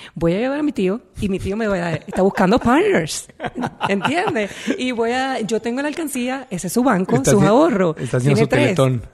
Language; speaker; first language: Spanish; native; Spanish